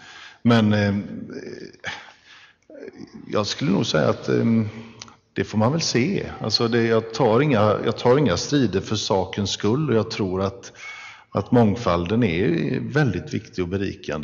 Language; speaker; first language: Swedish; native; Swedish